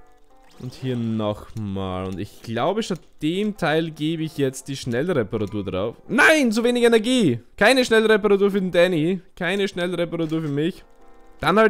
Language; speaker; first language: German; native; German